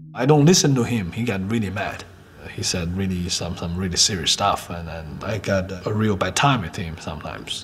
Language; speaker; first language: English; non-native, fluent; Chinese